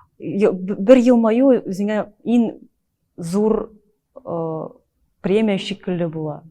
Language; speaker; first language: Tatar; early bilingual, heritage; Tatar